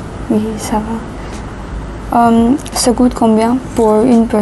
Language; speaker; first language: French; non-native, learner; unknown